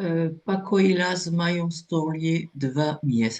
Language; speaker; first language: Russian; non-native, learner; French